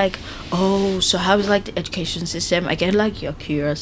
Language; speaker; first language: English; non-native, local second language; Yoruba